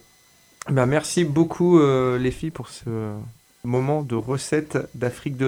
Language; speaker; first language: French; native; French